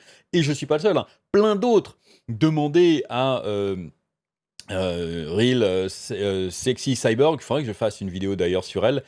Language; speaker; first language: French; native; French